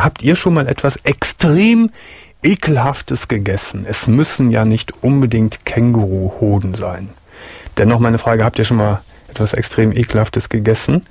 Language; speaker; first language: German; native; German